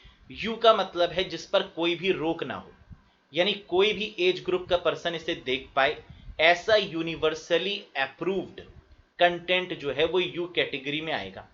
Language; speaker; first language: Hindi; native; Hindi